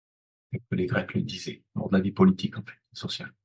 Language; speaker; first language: French; native; French